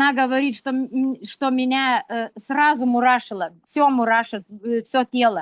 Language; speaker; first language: Russian; non-native, local second language; Lithuanian